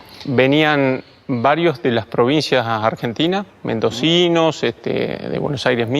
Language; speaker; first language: Spanish; native; Spanish